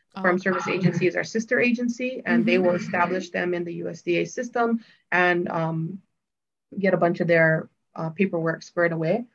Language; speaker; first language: English; native; English